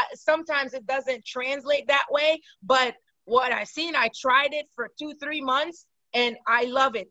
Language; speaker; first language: English; non-native, fluent; Haitian Creole